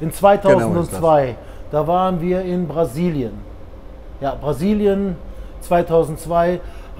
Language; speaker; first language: German; native; German